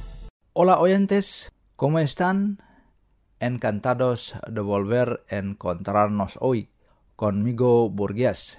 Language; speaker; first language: Spanish; non-native, fluent; Indonesian